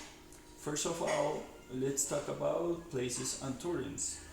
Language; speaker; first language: English; non-native, learner; Spanish